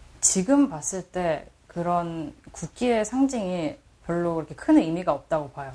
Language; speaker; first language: Korean; early bilingual, heritage; Korean